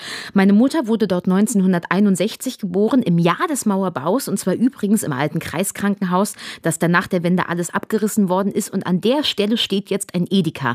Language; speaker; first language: German; native; German